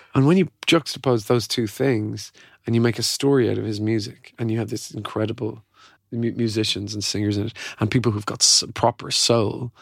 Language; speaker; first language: English; native; English